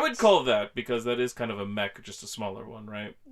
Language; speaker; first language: English; native; English